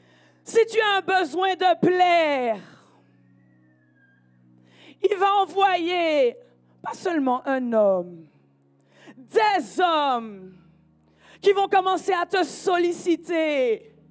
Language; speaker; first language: French; native; French